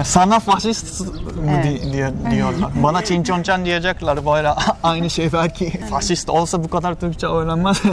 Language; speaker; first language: Turkish; non-native, learner; Japanese